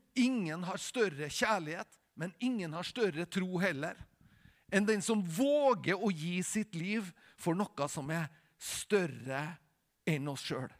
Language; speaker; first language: Norwegian; native; Norwegian